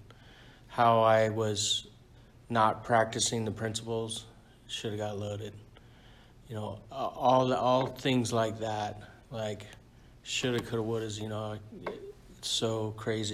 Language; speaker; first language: English; native; English